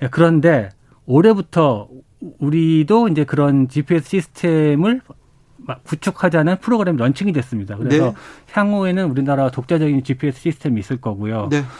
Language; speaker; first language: Korean; native; Korean